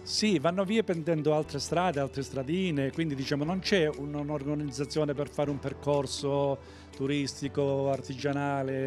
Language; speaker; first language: Italian; native; Italian